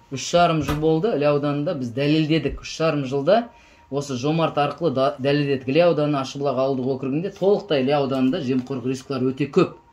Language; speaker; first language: Kazakh; native; Kazakh